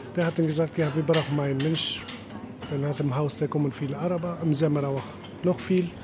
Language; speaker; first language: German; non-native, learner; Arabic